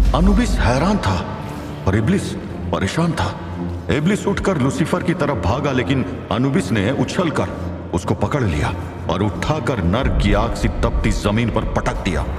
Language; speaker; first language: Hindi; native; Hindi